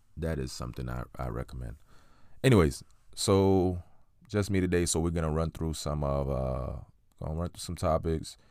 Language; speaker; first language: English; early bilingual, other home language; Haitian Creole